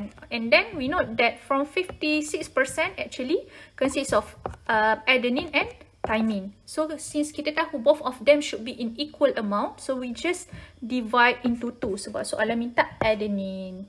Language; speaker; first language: English; non-native, local second language; Malay